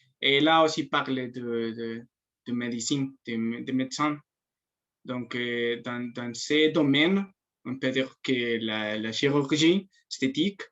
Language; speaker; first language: French; non-native, fluent; Spanish